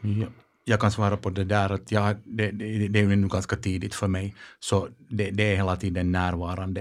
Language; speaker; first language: Swedish; non-native, local second language; Finnish